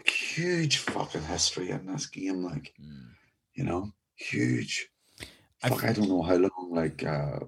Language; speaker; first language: English; native; English